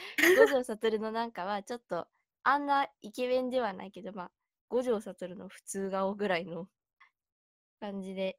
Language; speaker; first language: Japanese; native; Japanese